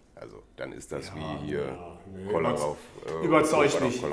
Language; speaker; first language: German; native; German